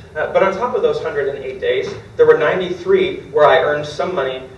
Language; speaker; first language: English; native; English